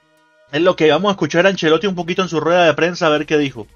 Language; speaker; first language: Spanish; native; Spanish